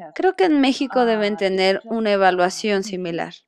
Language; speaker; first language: Spanish; non-native, fluent; Chinese